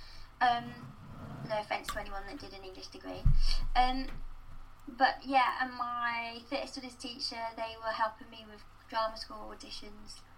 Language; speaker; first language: English; native; English